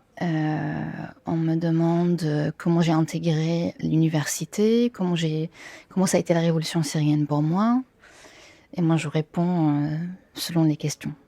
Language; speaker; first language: French; non-native, fluent; Arabic